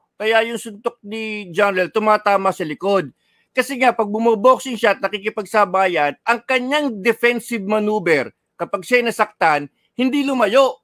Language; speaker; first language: Filipino; native; Filipino